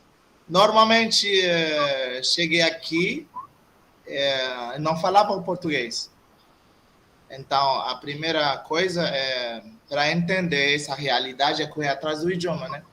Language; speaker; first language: Portuguese; non-native, fluent; Haitian Creole